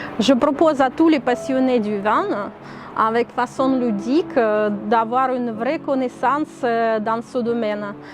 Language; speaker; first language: French; non-native, fluent; Russian